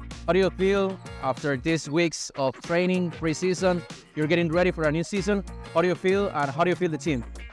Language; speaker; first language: English; non-native, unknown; Spanish